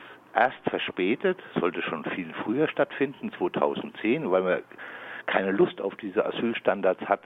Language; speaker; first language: German; native; German